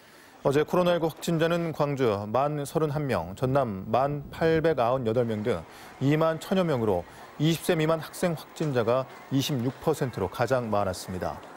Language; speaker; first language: Korean; native; Korean